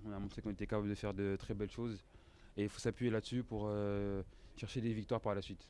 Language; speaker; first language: French; native; French